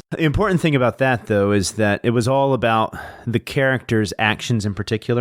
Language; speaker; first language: English; native; English